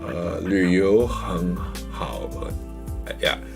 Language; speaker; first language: Chinese; non-native, learner; English